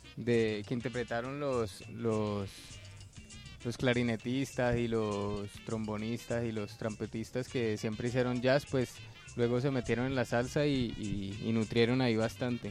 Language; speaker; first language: Spanish; native; Spanish